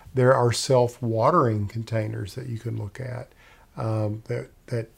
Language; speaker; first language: English; native; English